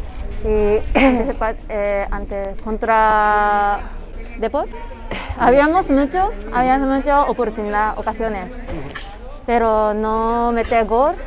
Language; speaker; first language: Spanish; non-native, learner; Japanese